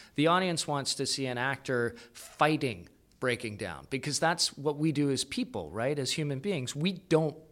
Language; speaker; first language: English; native; English